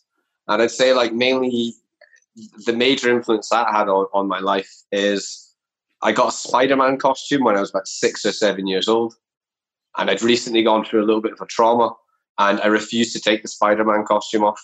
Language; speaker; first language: English; native; English